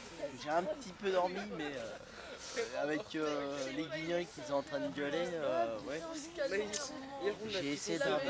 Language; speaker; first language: French; native; French